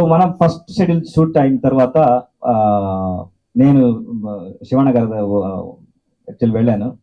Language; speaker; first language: Telugu; non-native, learner; Kannada